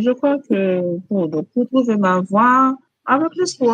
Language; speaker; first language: French; non-native, local second language; Haitian Creole